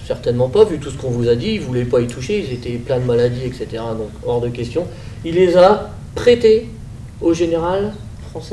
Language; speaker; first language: French; native; French